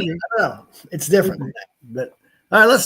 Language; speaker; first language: English; native; English